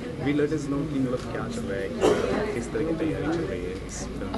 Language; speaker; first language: Hindi; native; Hindi